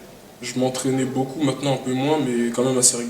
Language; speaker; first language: French; native; French